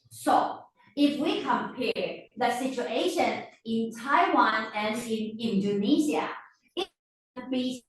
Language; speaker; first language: English; non-native, fluent; Chinese